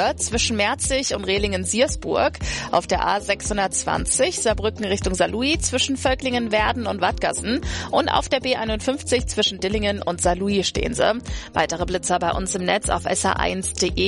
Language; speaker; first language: German; native; German